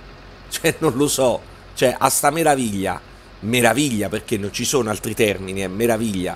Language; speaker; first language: Italian; native; Italian